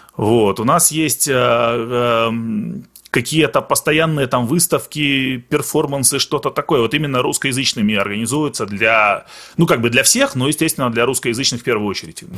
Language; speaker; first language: Russian; early bilingual, other home language; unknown